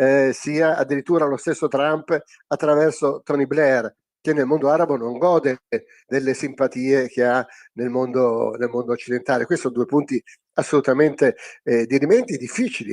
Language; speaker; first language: Italian; native; Italian